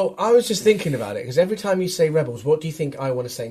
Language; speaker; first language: English; native; English